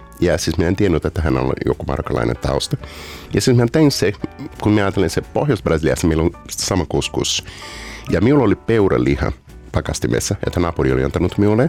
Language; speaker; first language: Finnish; non-native, fluent; Portuguese